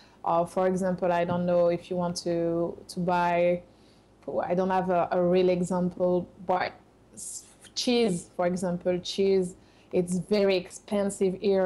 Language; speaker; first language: English; non-native, fluent; French